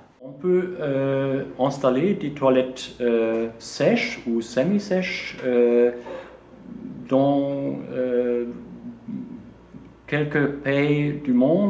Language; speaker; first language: French; non-native, learner; German